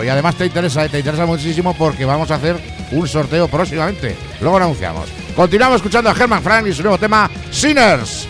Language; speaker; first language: Spanish; native; Spanish